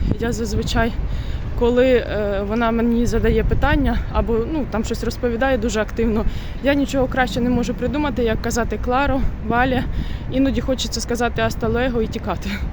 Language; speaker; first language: Ukrainian; native; Ukrainian